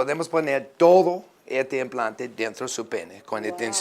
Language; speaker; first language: Spanish; non-native, learner; English